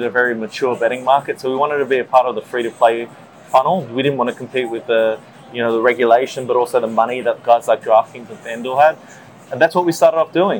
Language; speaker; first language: English; native; English